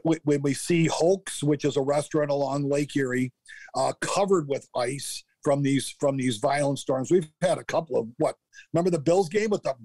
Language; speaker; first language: English; native; English